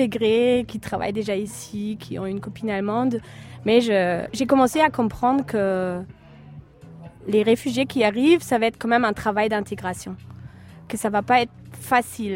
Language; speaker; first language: French; non-native, fluent; German